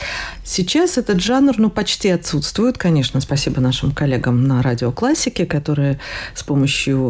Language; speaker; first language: Russian; native; Russian